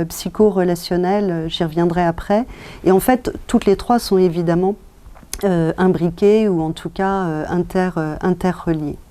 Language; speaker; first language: French; native; French